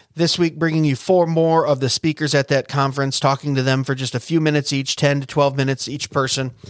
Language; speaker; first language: English; native; English